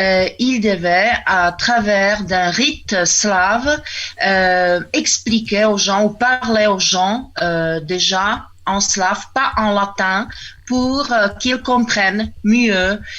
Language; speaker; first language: French; non-native, fluent; Czech